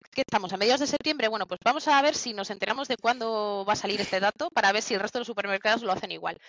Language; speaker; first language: Spanish; native; Spanish